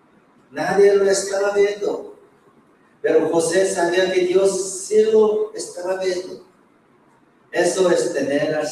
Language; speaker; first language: Spanish; non-native, fluent; Korean